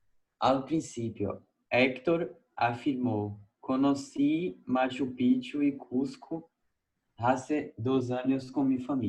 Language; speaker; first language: Spanish; non-native, learner; Portuguese